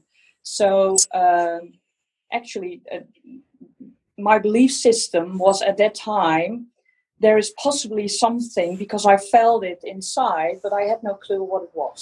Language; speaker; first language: English; non-native, fluent; Dutch